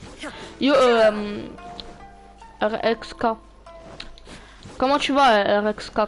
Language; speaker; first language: French; native; French